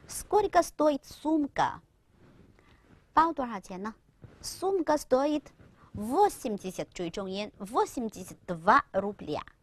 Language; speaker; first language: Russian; non-native, fluent; Chinese